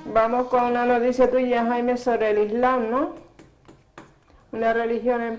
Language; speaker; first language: Spanish; native; Spanish